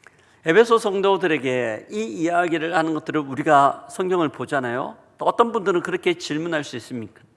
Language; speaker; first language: Korean; native; Korean